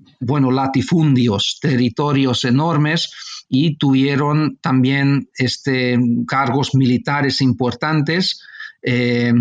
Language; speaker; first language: Spanish; non-native, fluent; Hungarian